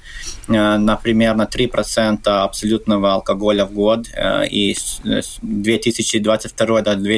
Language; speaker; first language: Russian; non-native, local second language; Latvian